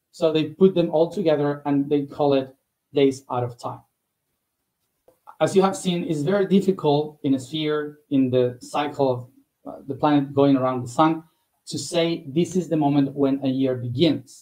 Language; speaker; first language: English; non-native, fluent; Spanish